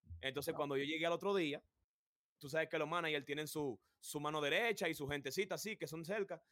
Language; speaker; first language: Spanish; native; Spanish